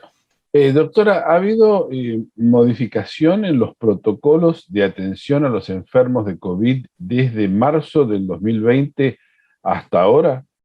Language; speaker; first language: Spanish; native; Spanish